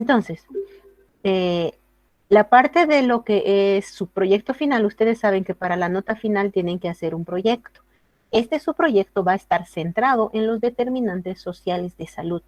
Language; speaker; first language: Spanish; native; Spanish